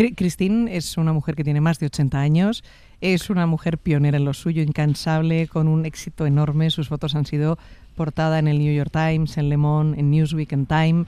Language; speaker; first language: Spanish; native; Spanish